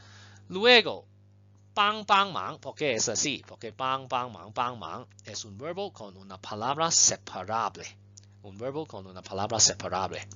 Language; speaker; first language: Spanish; non-native, fluent; Chinese